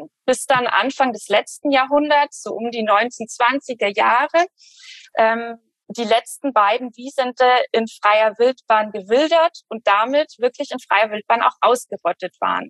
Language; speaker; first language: German; native; German